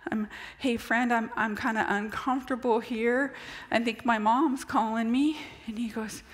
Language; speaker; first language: English; native; English